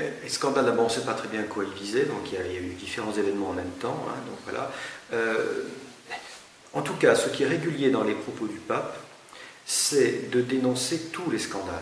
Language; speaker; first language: French; native; French